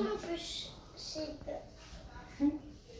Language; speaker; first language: Chinese; early bilingual, heritage; Chinese